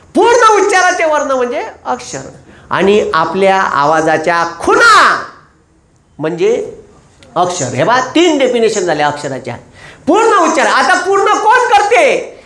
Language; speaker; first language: Marathi; native; Marathi